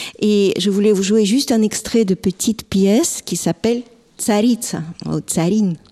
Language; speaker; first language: French; non-native, fluent; Russian